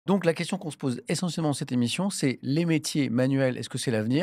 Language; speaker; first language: French; native; French